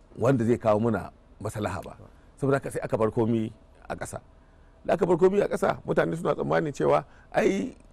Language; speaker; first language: Hausa; native; Hausa